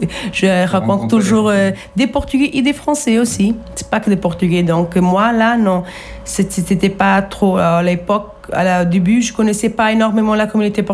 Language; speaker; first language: French; non-native, fluent; Portuguese